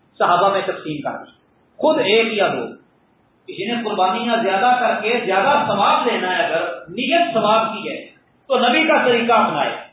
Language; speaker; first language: Urdu; non-native, local second language; Punjabi